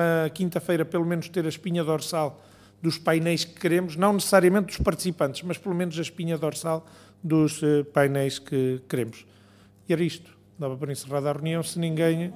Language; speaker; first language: Portuguese; native; Portuguese